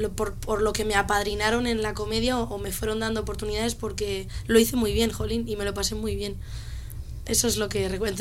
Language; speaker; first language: Spanish; native; Spanish